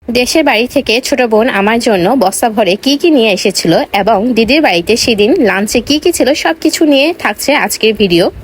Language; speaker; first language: Bangla; non-native, local second language; Marma